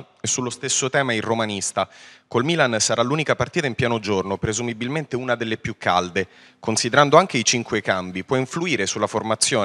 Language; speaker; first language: Italian; native; Italian